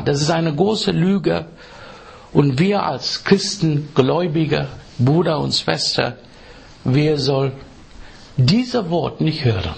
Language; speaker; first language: German; non-native, fluent; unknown